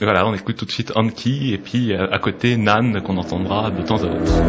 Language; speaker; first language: French; native; French